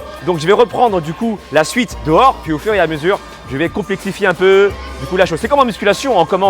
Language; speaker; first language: French; native; French